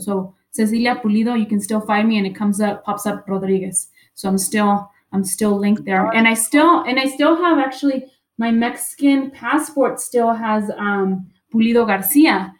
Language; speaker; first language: English; early bilingual, other home language; Spanish